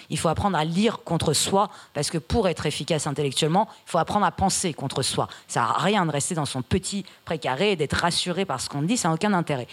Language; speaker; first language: French; early bilingual, other home language; Persian